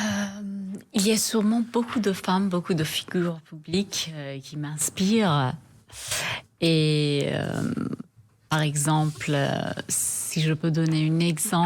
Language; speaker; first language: French; non-native, fluent; Persian